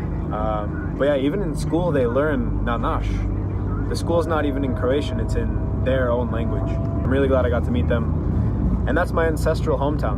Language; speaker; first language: English; native; English